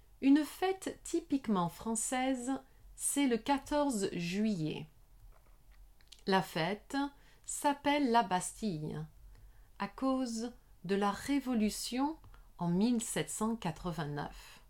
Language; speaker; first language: French; non-native, learner; English